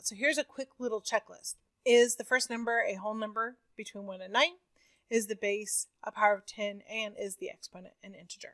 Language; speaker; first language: English; native; English